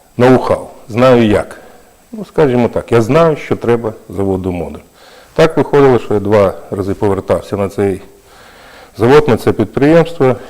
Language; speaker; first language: Ukrainian; native; Ukrainian